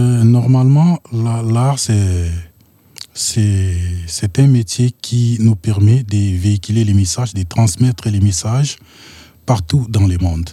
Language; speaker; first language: French; non-native, local second language; Lingala